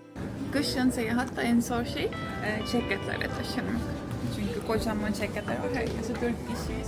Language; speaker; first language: Turkish; non-native, learner; Estonian